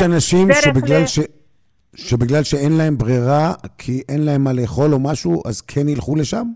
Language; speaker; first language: Hebrew; native; Hebrew